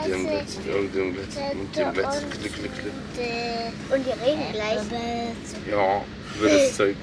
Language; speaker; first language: German; early bilingual, other home language; Turkish